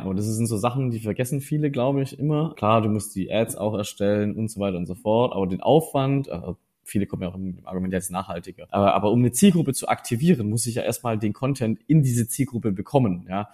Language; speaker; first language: German; native; German